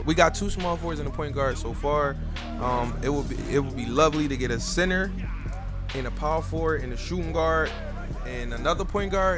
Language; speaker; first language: English; native; English